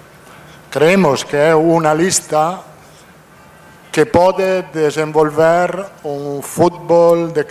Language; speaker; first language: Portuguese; non-native, fluent; Italian